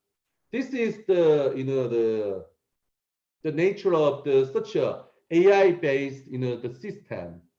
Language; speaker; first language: English; non-native, learner; Korean